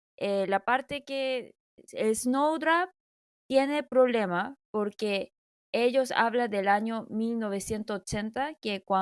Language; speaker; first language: Spanish; non-native, fluent; Korean